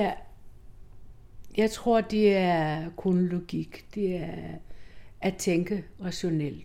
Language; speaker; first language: Danish; non-native, fluent; Greek